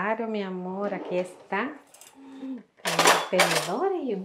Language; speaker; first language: Spanish; native; Spanish